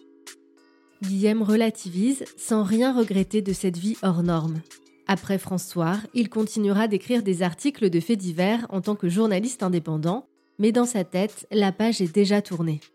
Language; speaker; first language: French; native; French